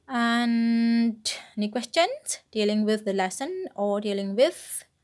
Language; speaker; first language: English; non-native, fluent; Indonesian